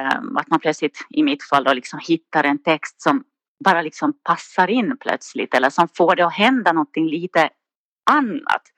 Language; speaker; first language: Swedish; native; Swedish